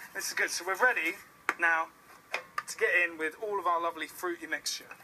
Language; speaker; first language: English; native; English